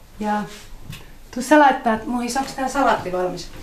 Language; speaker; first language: Finnish; native; Finnish